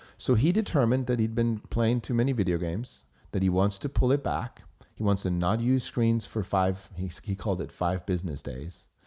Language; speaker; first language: English; non-native, fluent; German